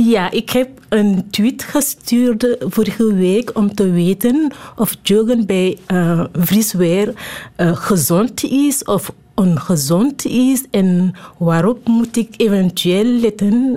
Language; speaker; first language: Dutch; non-native, learner; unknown